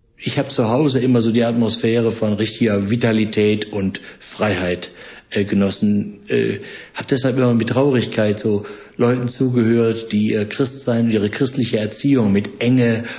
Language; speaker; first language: German; native; German